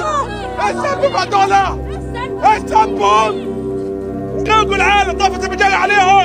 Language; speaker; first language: Arabic; native; Arabic